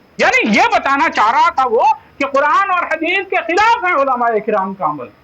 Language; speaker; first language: Urdu; native; Urdu